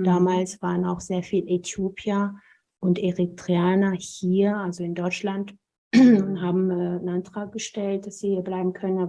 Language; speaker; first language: German; non-native, fluent; Amharic